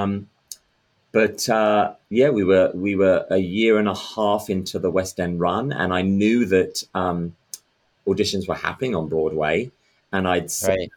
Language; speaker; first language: English; native; English